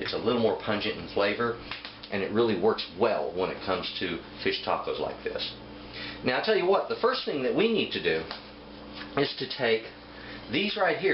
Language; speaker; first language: English; native; English